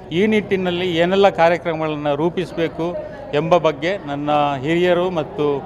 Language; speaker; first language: Kannada; non-native, local second language; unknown